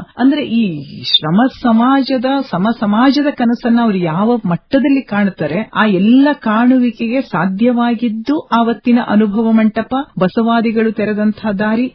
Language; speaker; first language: Kannada; native; Kannada